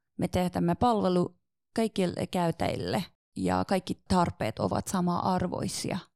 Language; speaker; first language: Finnish; non-native, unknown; Persian